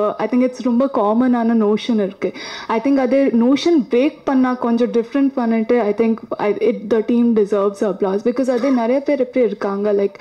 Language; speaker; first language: Tamil; non-native, learner; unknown